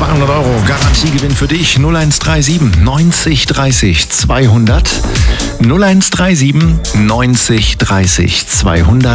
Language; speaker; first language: German; native; German